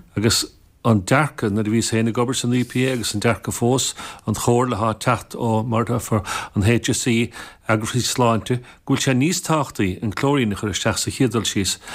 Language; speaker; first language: Irish; native; Irish